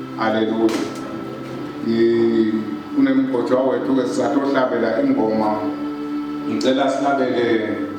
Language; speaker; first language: Zulu; non-native, local second language; Swati